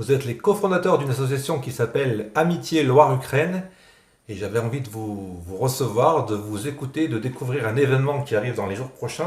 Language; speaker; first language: French; native; French